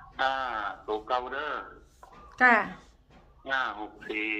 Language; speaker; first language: Thai; non-native, local second language; Northeastern Thai